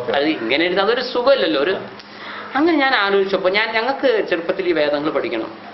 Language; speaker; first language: Malayalam; non-native, local second language; Hindi